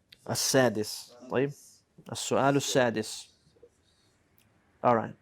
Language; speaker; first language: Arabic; non-native, fluent; English